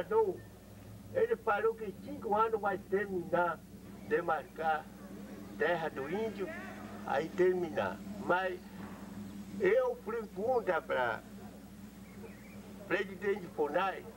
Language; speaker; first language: Portuguese; non-native, local second language; Kayapó